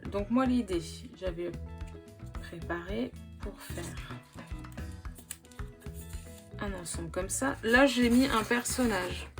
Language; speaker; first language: French; native; French